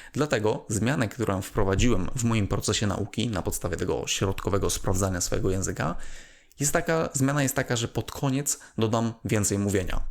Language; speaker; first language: Polish; native; Polish